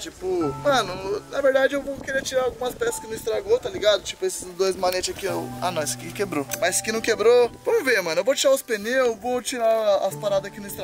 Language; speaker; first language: Portuguese; native; Portuguese